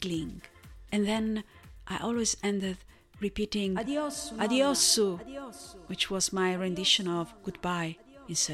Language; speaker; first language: English; non-native, fluent; Italian